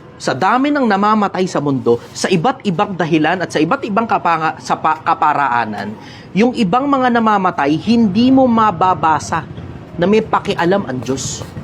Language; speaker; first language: Filipino; native; Filipino